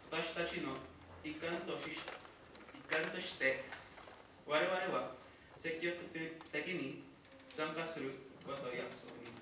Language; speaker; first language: Japanese; non-native, learner; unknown